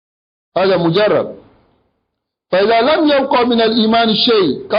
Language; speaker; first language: Arabic; non-native, fluent; French